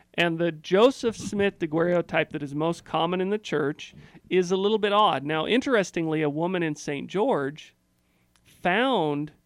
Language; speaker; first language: English; native; English